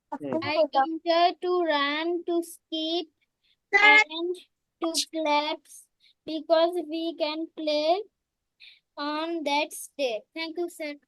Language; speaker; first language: English; non-native, learner; Bangla